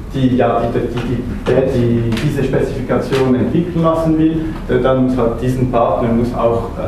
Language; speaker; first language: German; non-native, fluent; French